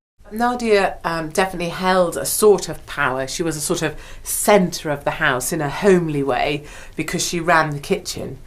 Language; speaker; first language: English; native; English